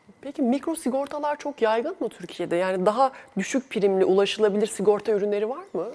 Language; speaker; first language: Turkish; native; Turkish